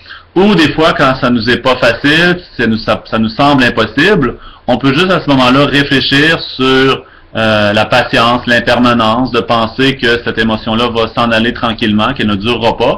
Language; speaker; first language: French; native; French